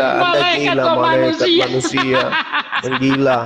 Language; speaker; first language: Indonesian; native; Indonesian